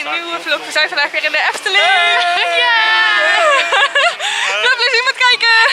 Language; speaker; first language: Dutch; native; Dutch